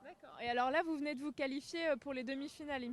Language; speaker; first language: French; native; French